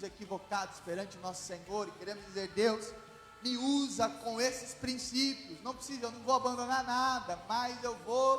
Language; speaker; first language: Portuguese; native; Portuguese